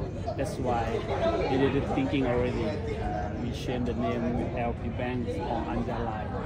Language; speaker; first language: English; non-native, learner; Thai